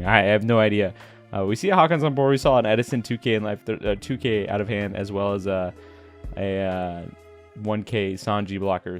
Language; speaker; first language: English; native; English